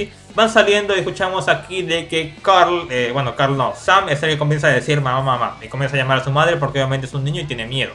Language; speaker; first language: Spanish; native; Spanish